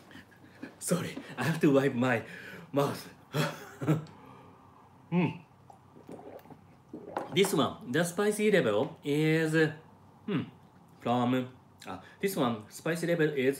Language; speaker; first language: English; non-native, learner; Japanese